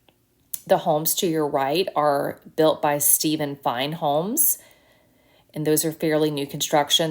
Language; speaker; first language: English; native; English